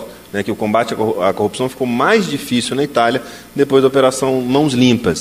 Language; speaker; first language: Portuguese; native; Portuguese